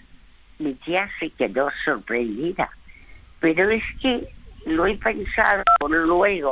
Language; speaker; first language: Spanish; early bilingual, other home language; French